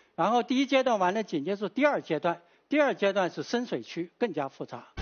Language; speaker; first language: Chinese; native; Chinese